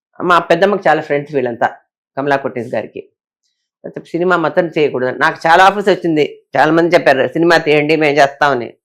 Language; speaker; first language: Telugu; native; Telugu